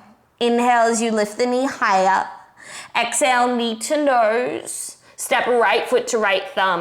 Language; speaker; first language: English; native; English